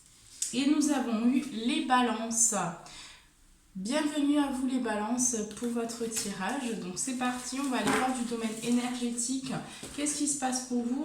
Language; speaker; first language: French; native; French